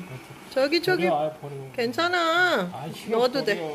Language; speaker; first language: Korean; non-native, learner; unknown